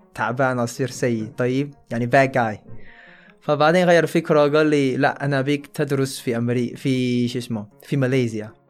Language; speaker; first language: Arabic; non-native, fluent; Chinese